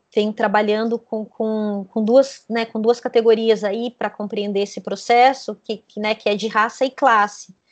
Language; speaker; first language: Portuguese; native; Portuguese